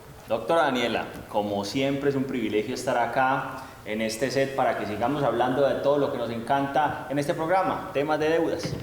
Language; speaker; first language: Spanish; native; Spanish